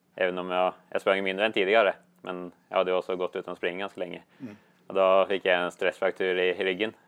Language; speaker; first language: Swedish; non-native, fluent; Norwegian